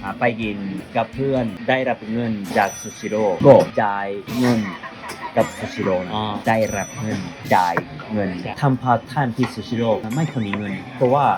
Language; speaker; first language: Thai; non-native, learner; Japanese